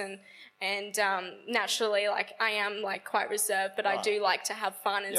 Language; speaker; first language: English; native; English